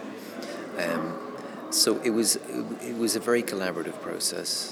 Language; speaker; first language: English; native; English